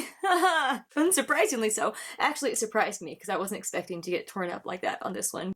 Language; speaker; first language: English; native; English